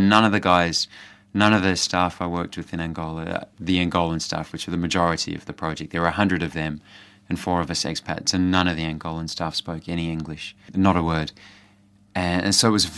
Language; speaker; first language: English; native; English